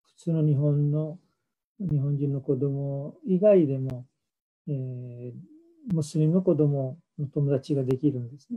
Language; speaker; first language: Japanese; non-native, fluent; Urdu